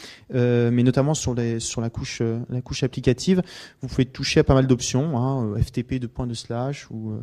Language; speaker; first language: French; native; French